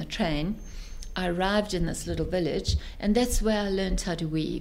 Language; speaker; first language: English; native; English